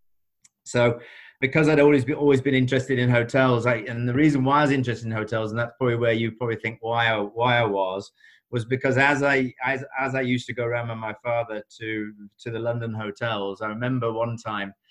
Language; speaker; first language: English; native; English